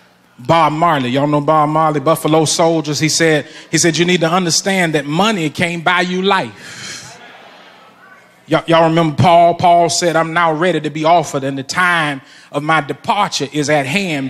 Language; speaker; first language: English; native; English